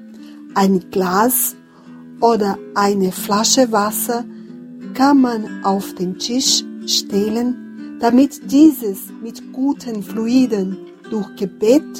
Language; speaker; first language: German; non-native, fluent; Portuguese